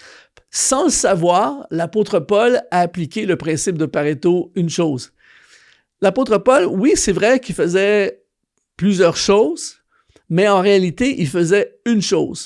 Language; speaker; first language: French; native; French